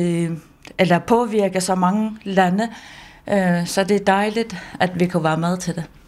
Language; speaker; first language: Danish; non-native, local second language; Kalaallisut